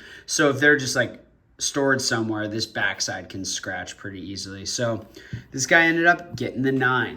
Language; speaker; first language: English; native; English